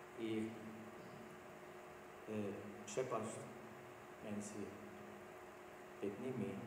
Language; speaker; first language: Polish; non-native, learner; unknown